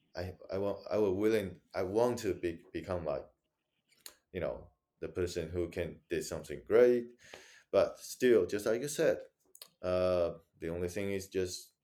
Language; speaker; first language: English; non-native, learner; Chinese